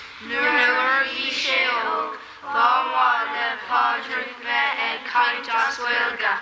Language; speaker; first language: Irish; non-native, local second language; English